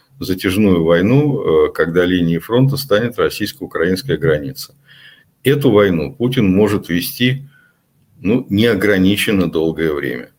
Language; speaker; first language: Russian; native; Russian